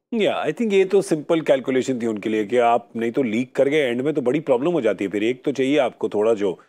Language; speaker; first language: Hindi; native; Hindi